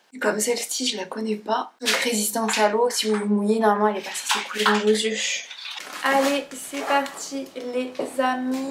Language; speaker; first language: French; native; French